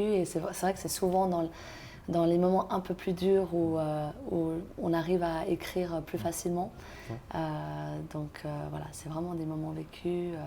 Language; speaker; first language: French; native; French